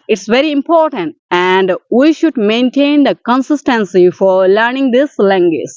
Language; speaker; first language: English; non-native, learner; Bangla